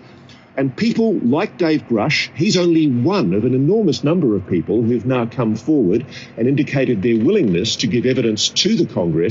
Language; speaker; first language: English; native; English